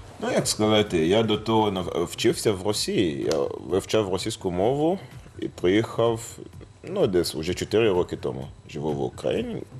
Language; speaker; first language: Ukrainian; non-native, fluent; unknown